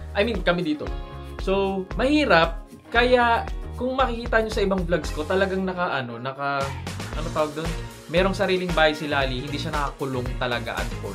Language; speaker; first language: Filipino; native; Filipino